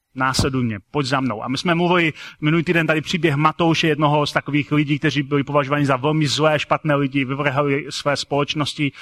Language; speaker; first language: Czech; native; Czech